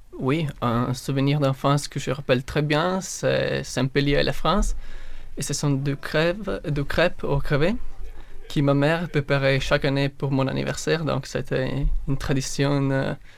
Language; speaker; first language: French; non-native, learner; Italian